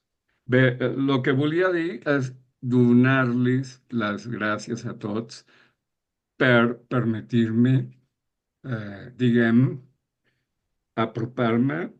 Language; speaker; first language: Catalan; non-native, fluent; Spanish